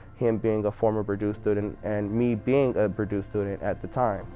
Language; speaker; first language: English; native; English